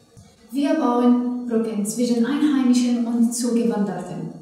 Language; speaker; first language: German; non-native, fluent; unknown